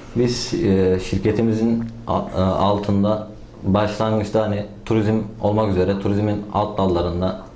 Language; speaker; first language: Turkish; native; Turkish